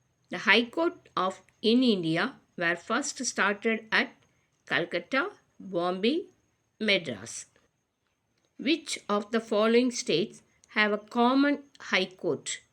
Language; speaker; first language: English; non-native, local second language; Tamil